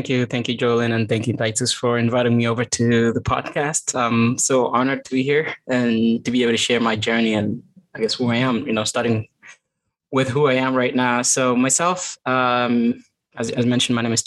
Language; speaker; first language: English; non-native, local second language; Kalenjin